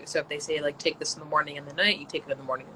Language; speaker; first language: English; native; English